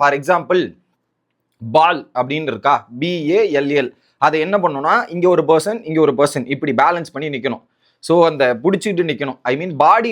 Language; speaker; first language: Tamil; native; Tamil